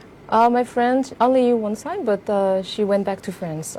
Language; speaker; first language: English; non-native, fluent; French